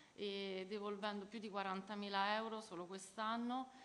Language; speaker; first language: Italian; native; Italian